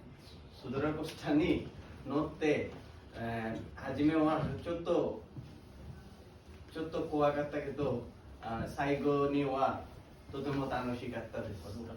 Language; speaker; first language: Japanese; non-native, learner; Bangla